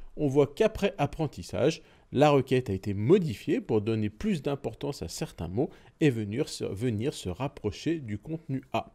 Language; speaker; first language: French; native; French